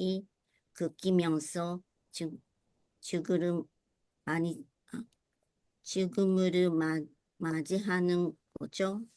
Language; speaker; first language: Korean; non-native, learner; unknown